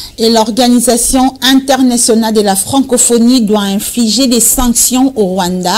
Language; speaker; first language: French; non-native, local second language; Lingala